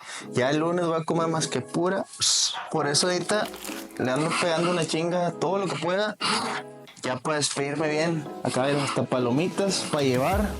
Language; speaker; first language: Spanish; native; Spanish